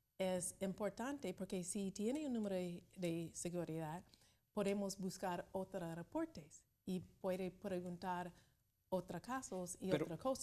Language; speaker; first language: Spanish; non-native, learner; English